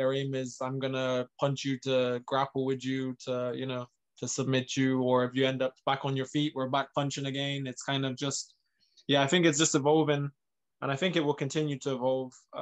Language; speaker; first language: English; native; English